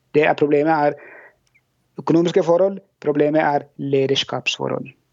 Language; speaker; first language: Norwegian; non-native, fluent; Oromo